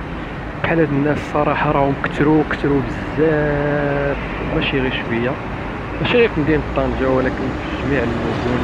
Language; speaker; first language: Arabic; native; Arabic